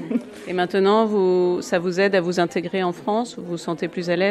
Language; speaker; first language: French; native; French